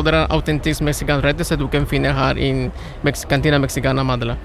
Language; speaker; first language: Norwegian; non-native, learner; Spanish